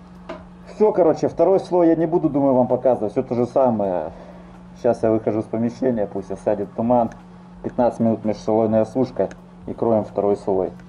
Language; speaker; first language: Russian; native; Russian